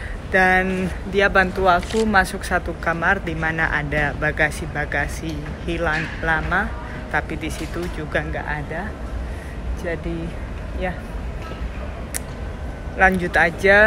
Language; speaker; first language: Indonesian; non-native, fluent; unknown